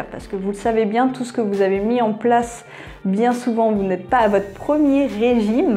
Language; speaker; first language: French; native; French